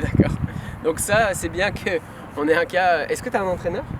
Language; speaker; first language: French; native; French